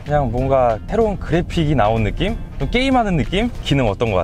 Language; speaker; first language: Korean; native; Korean